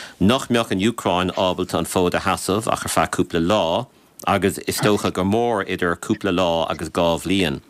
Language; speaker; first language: Irish; native; Irish